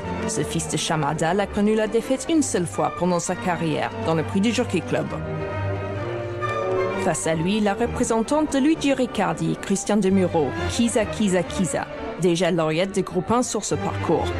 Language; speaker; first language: French; native; French